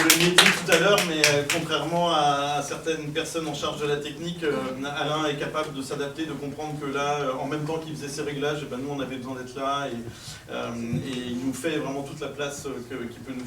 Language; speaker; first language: French; native; French